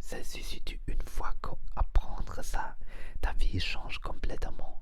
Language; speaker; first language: French; non-native, learner; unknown